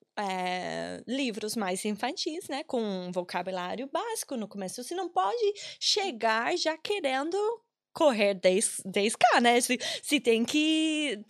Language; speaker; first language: Portuguese; non-native, fluent; English